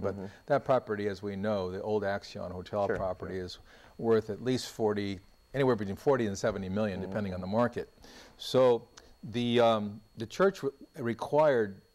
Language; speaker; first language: English; native; English